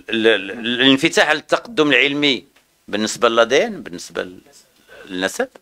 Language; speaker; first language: Arabic; native; Arabic